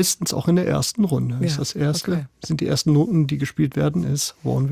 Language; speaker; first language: German; native; German